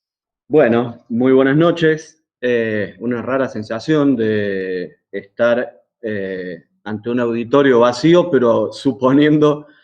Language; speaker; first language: Spanish; native; Spanish